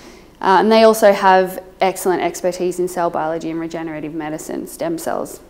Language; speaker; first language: English; native; English